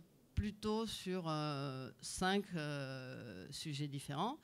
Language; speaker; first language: French; native; French